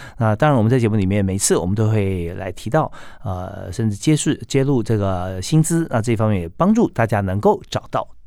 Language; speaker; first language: Chinese; native; Chinese